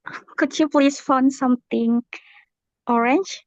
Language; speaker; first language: English; non-native, learner; Indonesian